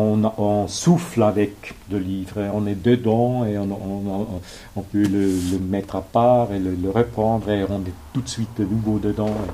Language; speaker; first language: French; non-native, local second language; German